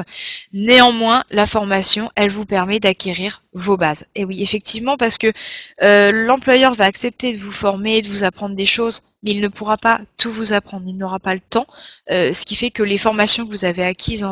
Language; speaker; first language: French; native; French